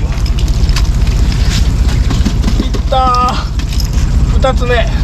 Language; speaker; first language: Japanese; native; Japanese